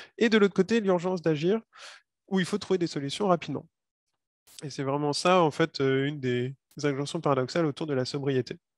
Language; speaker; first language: French; native; French